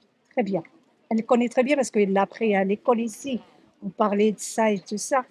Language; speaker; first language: French; early bilingual, other home language; Arabic